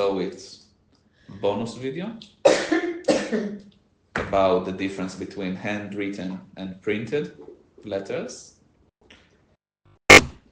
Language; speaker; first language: English; non-native, learner; Hebrew